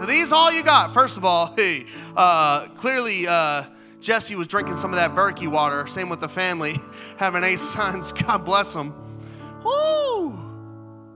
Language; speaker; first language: English; native; English